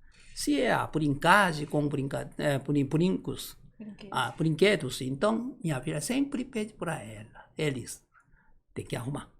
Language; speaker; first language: Portuguese; non-native, learner; Korean